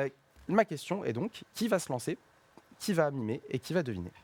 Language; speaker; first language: French; native; French